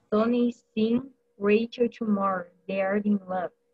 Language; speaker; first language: English; non-native, learner; Portuguese